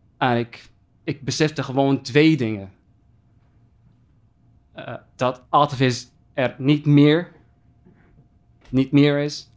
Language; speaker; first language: Dutch; non-native, fluent; Arabic